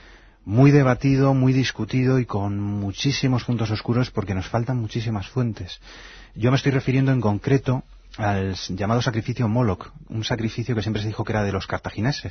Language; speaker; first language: Spanish; native; Spanish